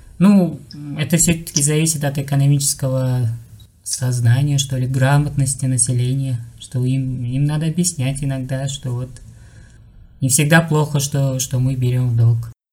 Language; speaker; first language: Russian; non-native, local second language; Uzbek